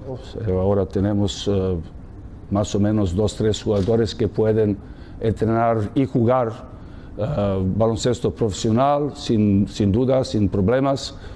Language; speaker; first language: Spanish; non-native, learner; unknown